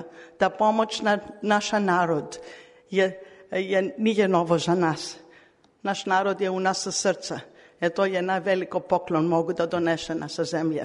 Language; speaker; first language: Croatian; non-native, learner; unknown